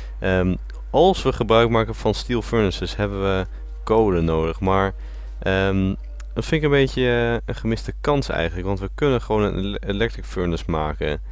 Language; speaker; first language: Dutch; native; Dutch